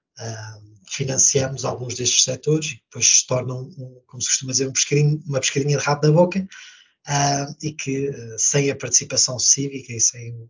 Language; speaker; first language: Portuguese; native; Portuguese